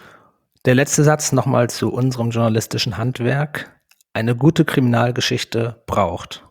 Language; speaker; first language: German; native; German